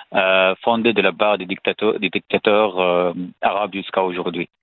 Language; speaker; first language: French; non-native, fluent; Arabic